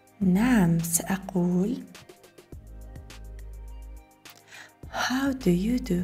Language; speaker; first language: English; non-native, fluent; Arabic